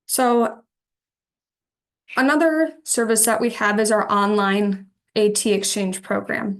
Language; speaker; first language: English; native; English